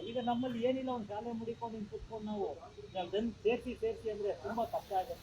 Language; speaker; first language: Kannada; native; Kannada